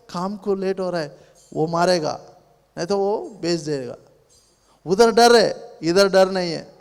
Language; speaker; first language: Hindi; non-native, local second language; Telugu